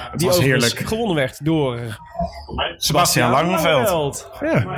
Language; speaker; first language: Dutch; native; Dutch